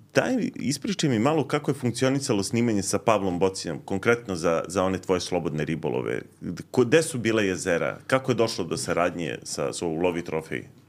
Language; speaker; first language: Serbian; native; Serbian